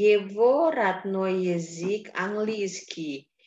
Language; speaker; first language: Russian; non-native, fluent; Indonesian